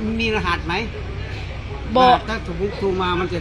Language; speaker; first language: Thai; native; Thai